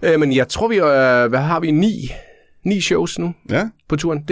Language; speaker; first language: Danish; native; Danish